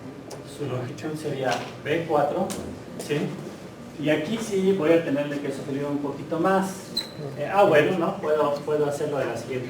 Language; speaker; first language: Spanish; native; Spanish